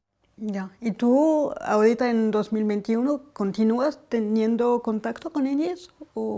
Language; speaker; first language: Spanish; non-native, fluent; French